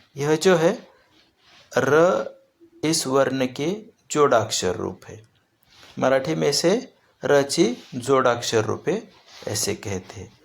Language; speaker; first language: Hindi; non-native, local second language; Marathi